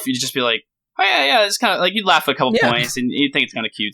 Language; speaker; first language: English; native; English